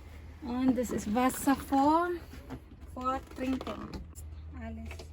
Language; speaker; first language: German; non-native, learner; Filipino